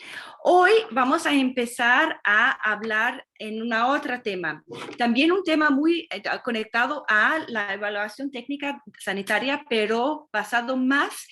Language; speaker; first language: Spanish; non-native, fluent; English